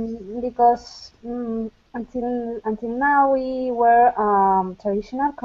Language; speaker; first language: English; non-native, fluent; Spanish